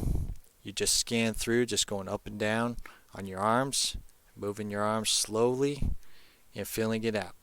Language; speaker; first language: English; native; English